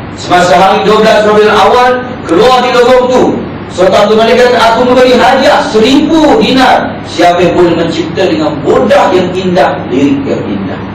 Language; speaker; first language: Malay; native; Malay